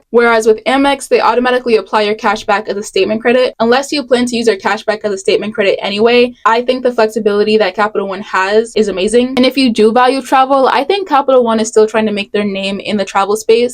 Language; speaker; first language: English; native; English